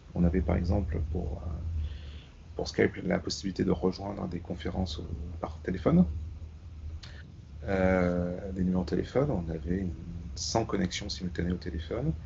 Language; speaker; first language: French; native; French